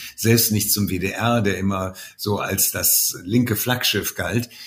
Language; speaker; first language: German; native; German